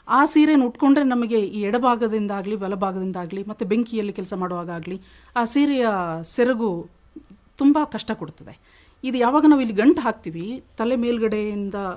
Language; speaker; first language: Kannada; non-native, local second language; Kodava